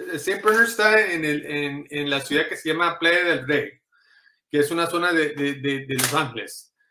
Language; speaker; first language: Spanish; early bilingual, heritage; Spanish